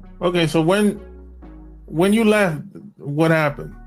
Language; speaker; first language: English; native; English